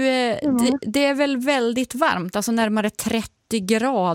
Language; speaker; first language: Swedish; native; Swedish